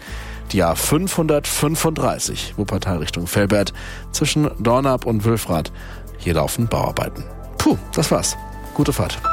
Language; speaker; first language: German; native; German